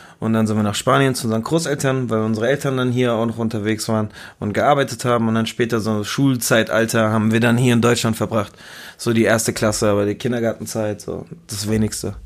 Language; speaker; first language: German; early bilingual, other home language; Spanish